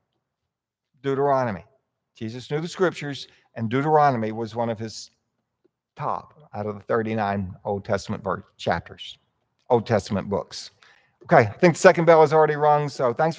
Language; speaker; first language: English; native; English